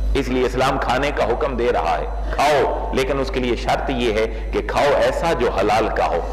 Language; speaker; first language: Urdu; native; Urdu